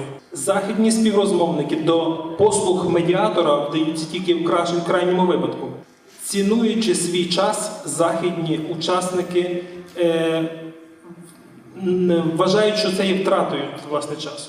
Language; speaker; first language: Ukrainian; native; Ukrainian